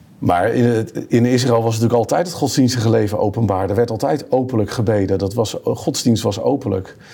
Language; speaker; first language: Dutch; native; Dutch